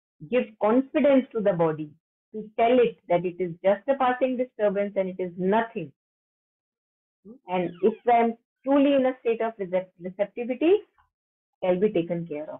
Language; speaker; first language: English; non-native, local second language; Hindi